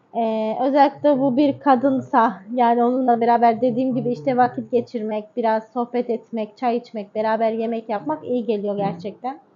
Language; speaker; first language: Turkish; native; Turkish